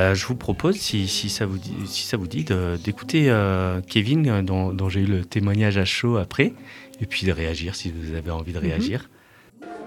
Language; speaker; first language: French; native; French